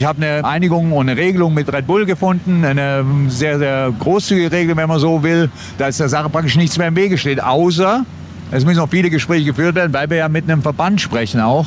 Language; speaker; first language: German; native; German